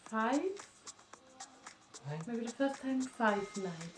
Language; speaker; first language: English; non-native, learner; German